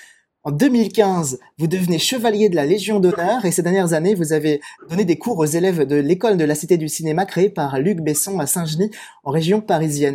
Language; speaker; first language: French; native; French